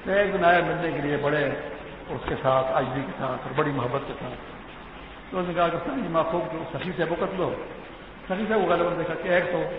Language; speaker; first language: Urdu; non-native, local second language; Pashto